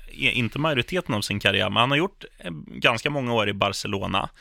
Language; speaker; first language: Swedish; native; Swedish